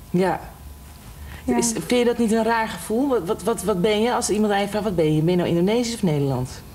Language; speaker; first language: Dutch; native; Dutch